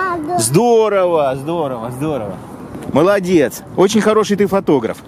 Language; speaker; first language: Russian; native; Russian